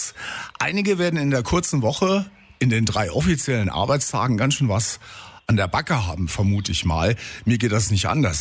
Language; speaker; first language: German; native; German